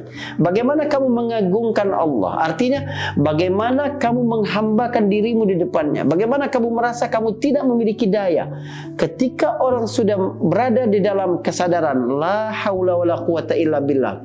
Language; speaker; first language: Indonesian; native; Indonesian